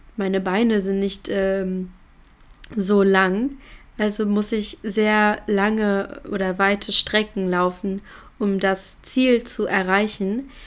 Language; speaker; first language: German; native; German